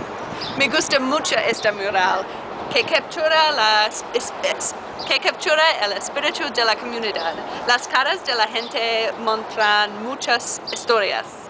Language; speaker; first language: Spanish; non-native, learner; English